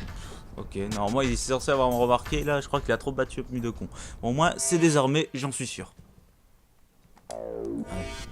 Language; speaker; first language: French; native; French